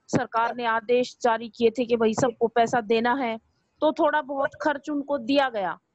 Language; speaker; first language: Hindi; native; Hindi